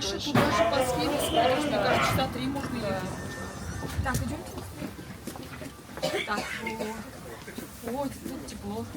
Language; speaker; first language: Russian; native; Russian